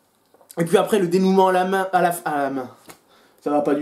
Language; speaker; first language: French; native; French